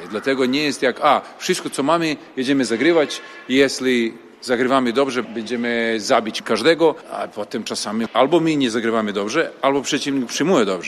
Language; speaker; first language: Polish; non-native, fluent; Serbian